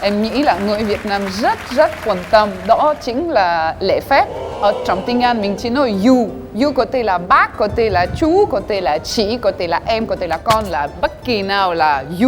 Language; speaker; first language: Vietnamese; non-native, fluent; French